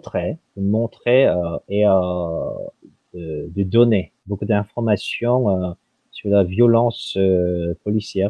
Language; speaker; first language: French; non-native, fluent; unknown